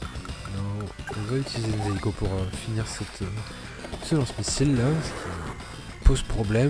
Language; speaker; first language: French; native; French